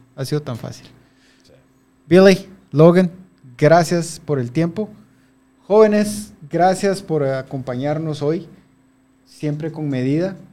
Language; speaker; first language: Spanish; native; Spanish